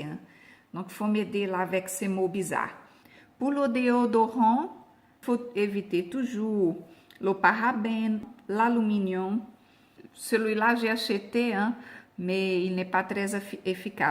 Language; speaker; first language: French; non-native, fluent; Portuguese